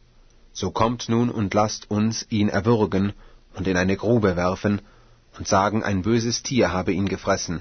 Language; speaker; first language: German; native; German